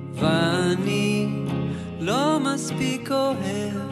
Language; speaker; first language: Hebrew; native; Hebrew